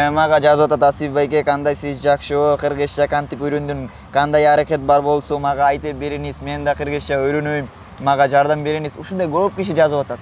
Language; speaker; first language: Kyrgyz; non-native, learner; Bangla